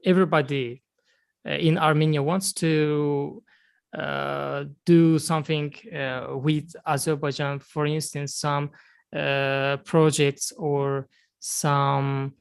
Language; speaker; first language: English; non-native, learner; Azerbaijani